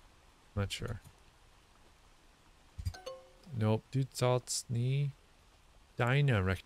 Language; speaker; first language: German; non-native, learner; English